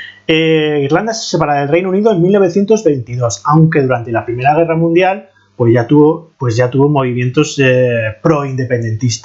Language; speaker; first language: Spanish; native; Spanish